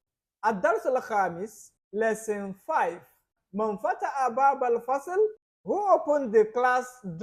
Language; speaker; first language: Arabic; non-native, fluent; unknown